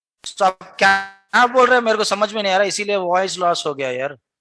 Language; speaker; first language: Hindi; non-native, local second language; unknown